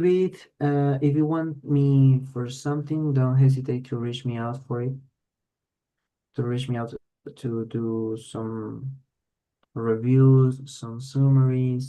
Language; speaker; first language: English; non-native, fluent; Spanish